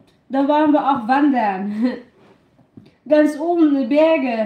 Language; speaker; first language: German; non-native, learner; Filipino